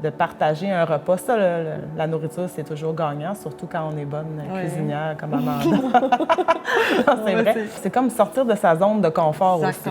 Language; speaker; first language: French; native; French